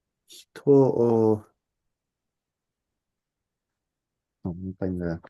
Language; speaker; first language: Japanese; non-native, learner; English